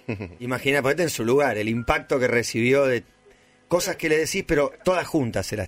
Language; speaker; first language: Spanish; native; Spanish